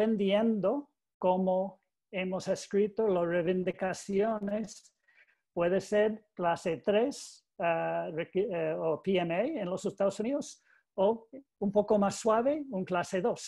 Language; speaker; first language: Spanish; non-native, learner; English